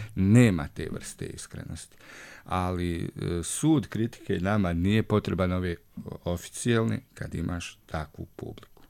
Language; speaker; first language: Serbian; native; Serbian